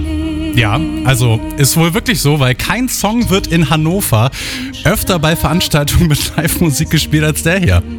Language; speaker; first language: German; native; German